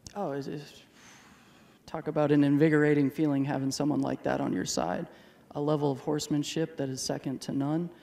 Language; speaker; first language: English; native; English